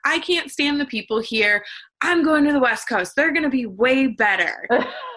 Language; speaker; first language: English; native; English